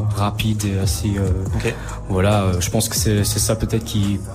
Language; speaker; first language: French; native; French